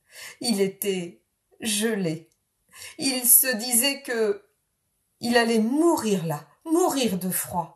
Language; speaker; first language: French; native; French